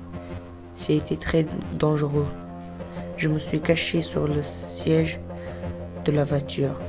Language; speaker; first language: French; non-native, learner; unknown